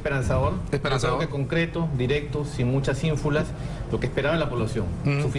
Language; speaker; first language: Spanish; native; Spanish